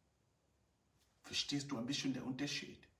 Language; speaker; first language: German; non-native, fluent; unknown